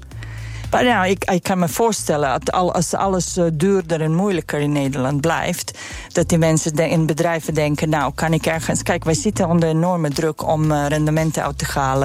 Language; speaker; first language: Dutch; non-native, fluent; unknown